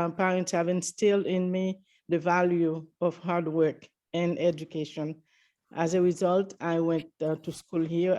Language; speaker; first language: English; early bilingual, other home language; Haitian Creole